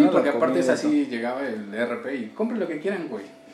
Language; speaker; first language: Spanish; native; Spanish